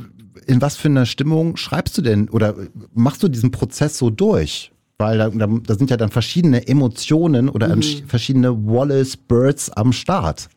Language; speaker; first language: German; native; German